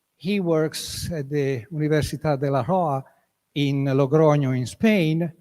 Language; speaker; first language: English; non-native, fluent; Italian